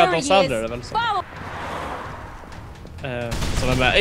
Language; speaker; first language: Swedish; native; Swedish